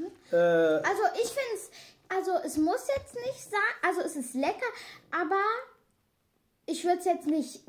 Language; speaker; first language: German; native; German